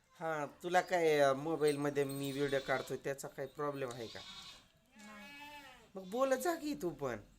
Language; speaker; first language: Marathi; native; Marathi